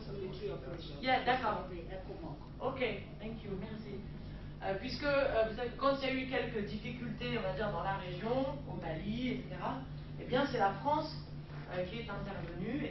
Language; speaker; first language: French; native; French